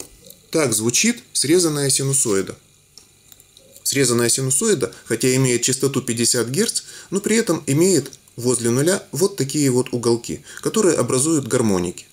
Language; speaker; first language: Russian; native; Russian